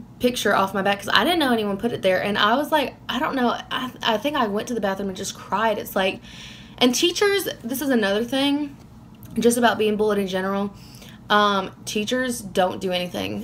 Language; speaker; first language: English; native; English